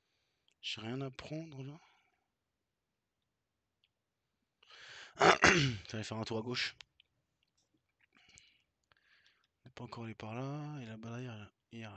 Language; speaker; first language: French; native; French